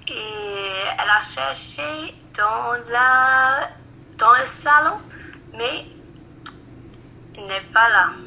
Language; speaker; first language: French; non-native, learner; English